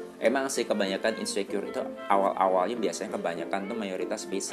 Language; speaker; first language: Indonesian; early bilingual, heritage; Indonesian